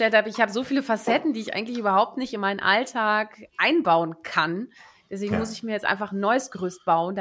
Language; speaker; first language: German; native; German